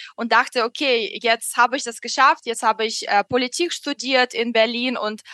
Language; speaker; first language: German; non-native, fluent; Russian